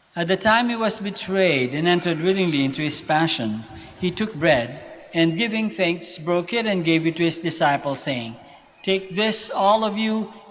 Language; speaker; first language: English; non-native, local second language; Filipino